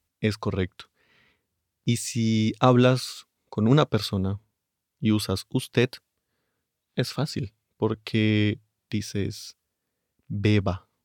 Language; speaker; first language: Spanish; native; Spanish